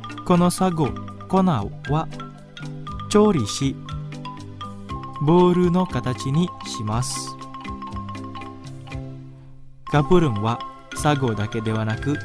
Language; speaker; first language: Japanese; non-native, fluent; Indonesian